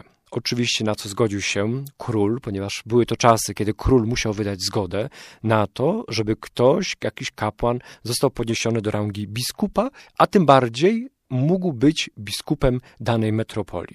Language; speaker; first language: Polish; native; Polish